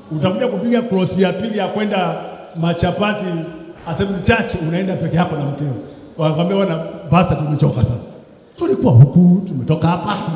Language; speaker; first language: Swahili; native; Swahili